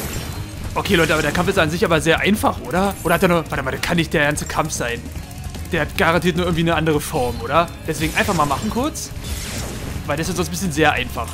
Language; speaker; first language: German; native; German